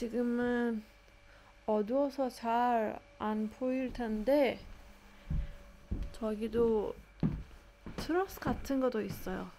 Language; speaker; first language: Korean; non-native, fluent; Persian